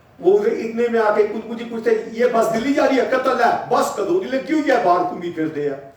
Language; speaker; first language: Hindi; non-native, local second language; Punjabi